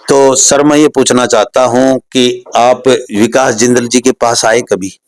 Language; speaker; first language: Hindi; native; Hindi